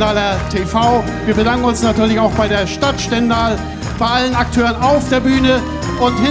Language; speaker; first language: German; native; German